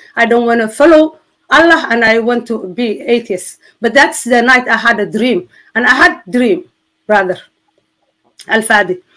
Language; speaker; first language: English; non-native, fluent; Somali